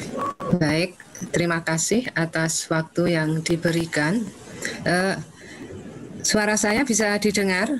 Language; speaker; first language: Indonesian; native; Indonesian